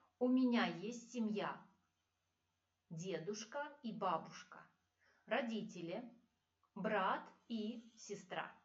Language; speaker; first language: Russian; non-native, fluent; Turkish